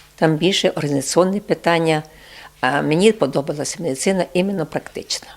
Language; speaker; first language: Ukrainian; non-native, local second language; Rusyn